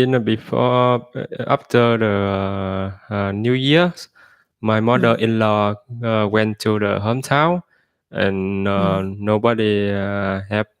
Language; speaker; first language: English; non-native, learner; Vietnamese